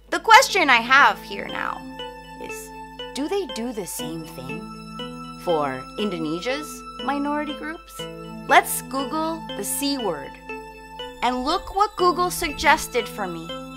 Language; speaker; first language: English; native; English